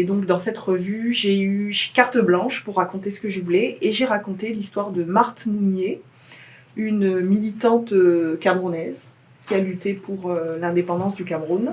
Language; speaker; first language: French; native; French